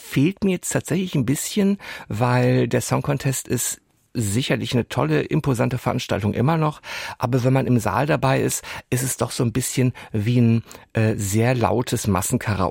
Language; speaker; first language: German; non-native, local second language; French